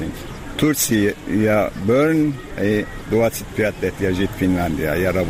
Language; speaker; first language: Russian; non-native, learner; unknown